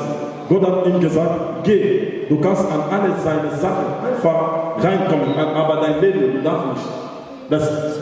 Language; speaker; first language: German; non-native, learner; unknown